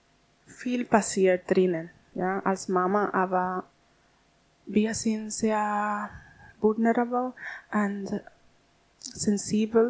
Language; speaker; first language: German; non-native, learner; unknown